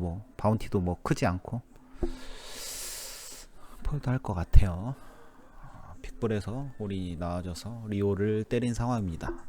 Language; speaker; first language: Korean; native; Korean